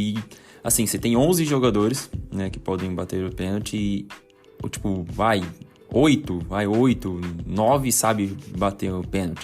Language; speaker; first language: Portuguese; native; Portuguese